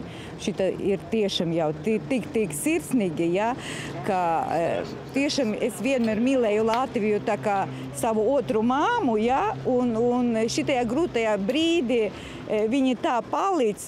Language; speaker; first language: Latvian; non-native, fluent; Ukrainian